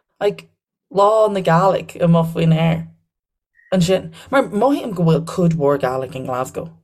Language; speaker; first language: Irish; native; Irish